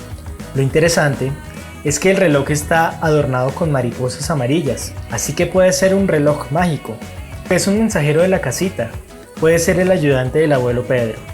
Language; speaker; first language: Spanish; native; Spanish